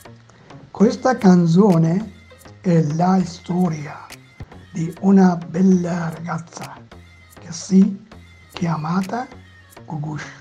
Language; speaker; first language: Italian; non-native, learner; Persian